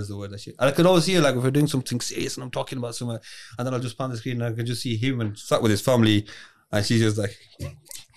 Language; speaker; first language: English; native; English